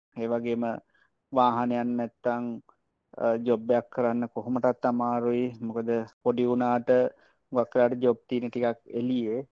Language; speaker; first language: Sinhala; native; Sinhala